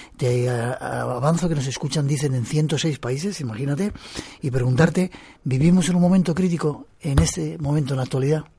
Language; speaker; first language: Spanish; native; Spanish